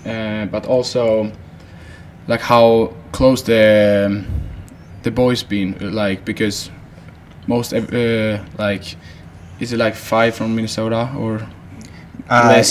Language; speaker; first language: English; non-native, fluent; Swedish